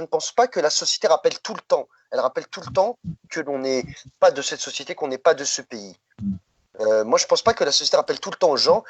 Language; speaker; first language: French; early bilingual, other home language; Riffian